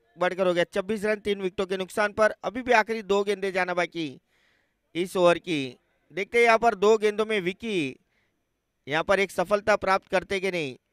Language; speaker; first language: Hindi; non-native, local second language; Marathi